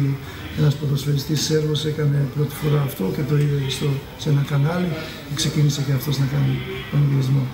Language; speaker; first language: Greek; non-native, fluent; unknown